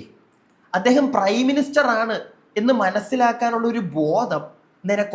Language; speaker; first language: Malayalam; native; Malayalam